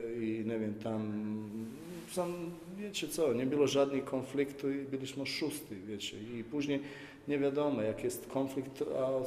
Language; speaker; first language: Polish; non-native, fluent; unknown